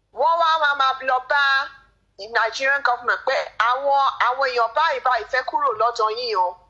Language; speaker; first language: Yoruba; early bilingual, heritage; English